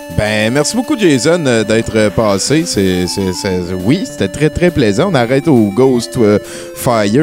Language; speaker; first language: French; native; French